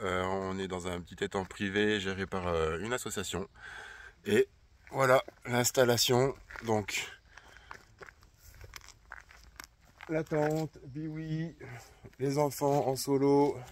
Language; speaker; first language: French; native; French